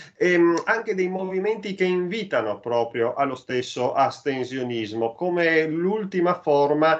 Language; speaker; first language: Italian; native; Italian